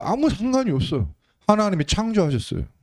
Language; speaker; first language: Korean; native; Korean